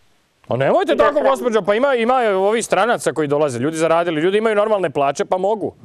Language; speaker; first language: Croatian; native; Croatian